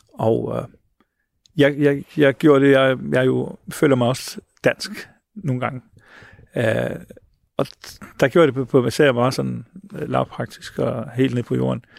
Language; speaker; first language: Danish; early bilingual, other home language; Arabic